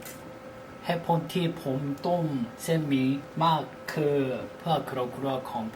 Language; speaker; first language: Thai; non-native, learner; Korean